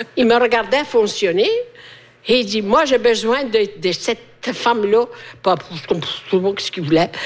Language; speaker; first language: French; non-native, fluent; Italian